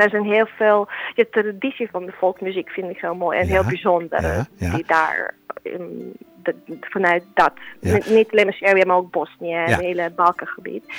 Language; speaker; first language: Dutch; non-native, fluent; Serbian